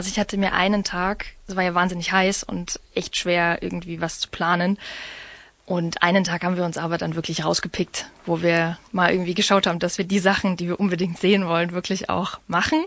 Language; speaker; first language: German; native; German